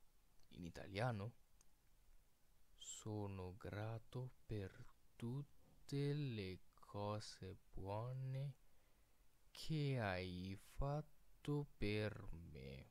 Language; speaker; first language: Italian; non-native, fluent; Filipino